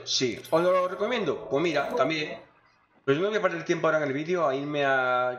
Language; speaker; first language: Spanish; native; Spanish